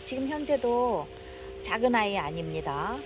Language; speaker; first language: Korean; native; Korean